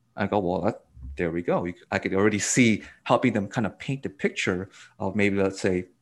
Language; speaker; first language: English; native; English